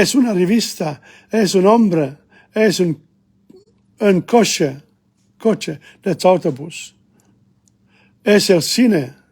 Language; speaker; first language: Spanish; non-native, fluent; English